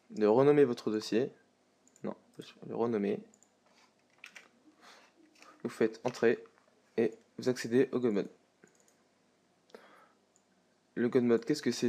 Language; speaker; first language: French; native; French